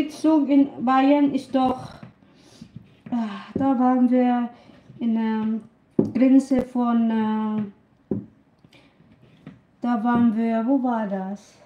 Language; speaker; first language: German; non-native, learner; Filipino